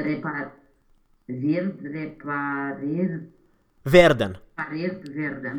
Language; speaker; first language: German; non-native, learner; Romanian